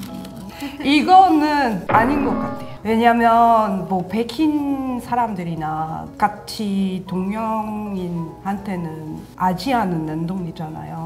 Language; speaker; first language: Korean; non-native, learner; French